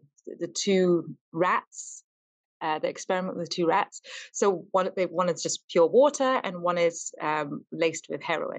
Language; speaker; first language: English; native; English